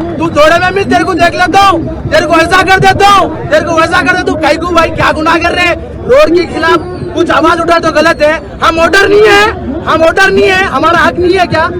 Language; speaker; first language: Hindi; native; Hindi